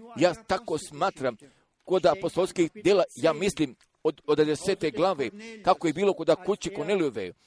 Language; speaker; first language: Croatian; early bilingual, heritage; Croatian